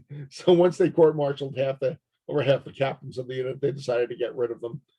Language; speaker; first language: English; native; English